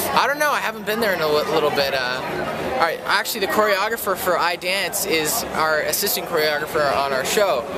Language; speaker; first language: English; native; English